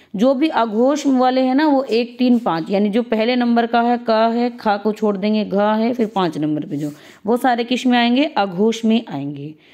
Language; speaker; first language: Hindi; native; Hindi